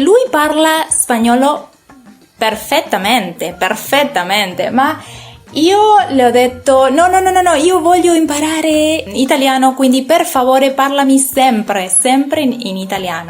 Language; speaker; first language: Italian; non-native, learner; Spanish